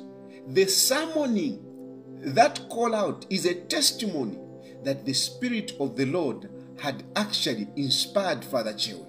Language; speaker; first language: English; non-native, local second language; Bemba